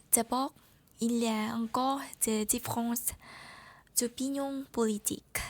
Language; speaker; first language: French; non-native, learner; Vietnamese